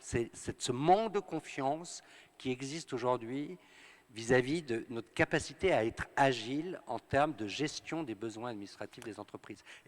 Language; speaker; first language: French; native; French